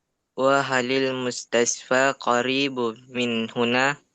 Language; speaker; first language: Arabic; non-native, learner; Indonesian